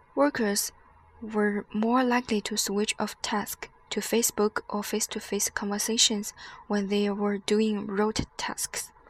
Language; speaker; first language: English; non-native, fluent; Chinese